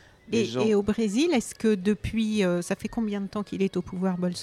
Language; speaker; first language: French; native; French